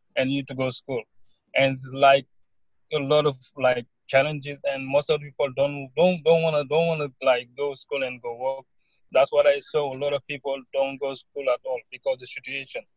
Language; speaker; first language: English; non-native, learner; Wolof